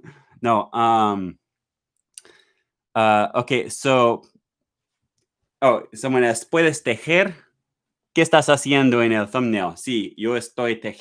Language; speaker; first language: Spanish; non-native, learner; English